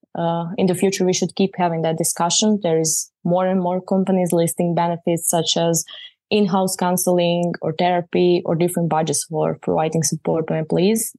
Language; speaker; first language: English; non-native, fluent; Croatian